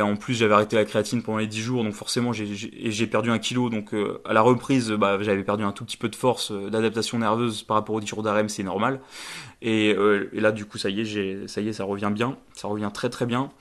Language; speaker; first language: French; native; French